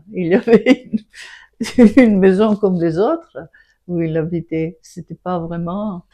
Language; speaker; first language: French; non-native, fluent; Greek